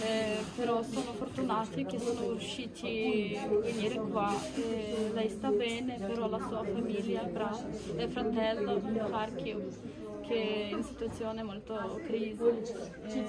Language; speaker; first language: Italian; non-native, fluent; Ukrainian